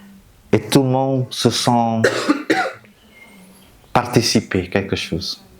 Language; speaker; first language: French; non-native, fluent; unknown